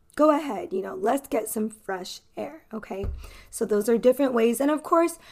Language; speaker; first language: English; native; English